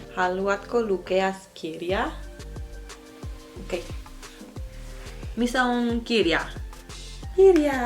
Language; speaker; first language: Finnish; non-native, learner; English